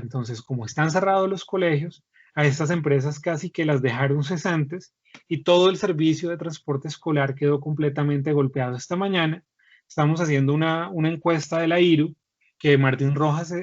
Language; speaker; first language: Spanish; native; Spanish